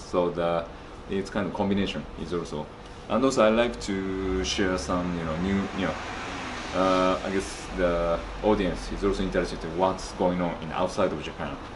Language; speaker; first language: English; non-native, fluent; Japanese